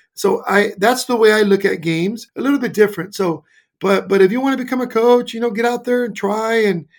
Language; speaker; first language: English; native; English